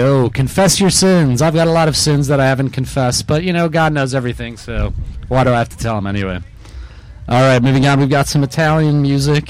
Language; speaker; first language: English; native; English